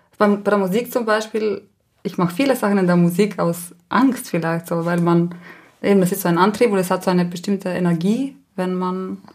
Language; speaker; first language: German; non-native, local second language; Ladin